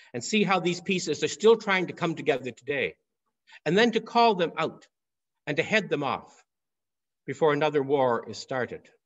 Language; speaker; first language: English; native; English